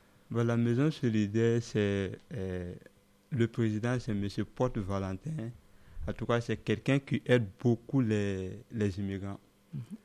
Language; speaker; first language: French; non-native, local second language; Dyula